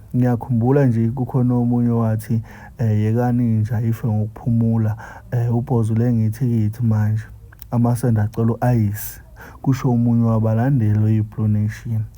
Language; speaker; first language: Zulu; native; Zulu